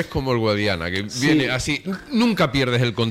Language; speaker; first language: Spanish; native; Spanish